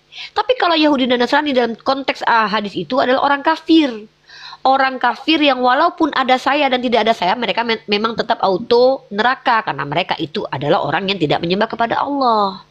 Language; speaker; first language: Indonesian; native; Indonesian